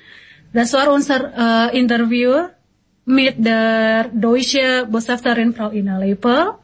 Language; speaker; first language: German; non-native, learner; Indonesian